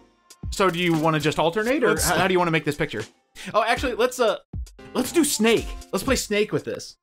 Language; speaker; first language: English; native; English